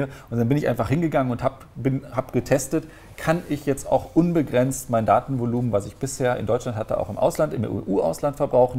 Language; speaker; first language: German; native; German